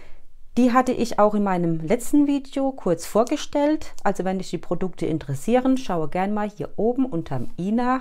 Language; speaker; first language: German; native; German